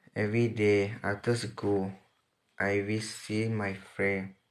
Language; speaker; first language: English; non-native, learner; Thai